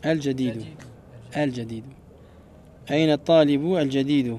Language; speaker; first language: Arabic; non-native, learner; French